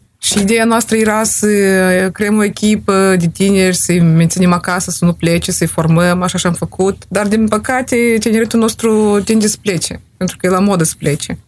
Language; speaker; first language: Romanian; native; Romanian